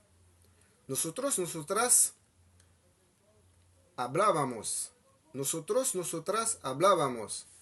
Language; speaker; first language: Spanish; non-native, fluent; Haitian Creole